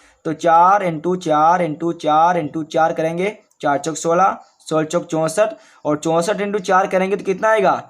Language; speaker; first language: Hindi; native; Hindi